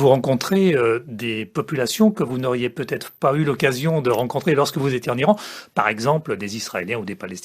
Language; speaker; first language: French; native; French